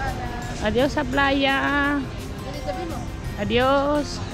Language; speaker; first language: Spanish; non-native, learner; Filipino